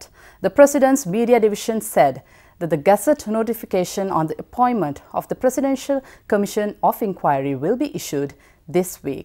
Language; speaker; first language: English; non-native, local second language; Sinhala